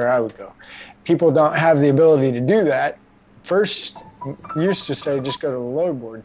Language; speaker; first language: English; native; English